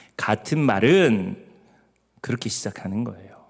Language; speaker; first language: Korean; native; Korean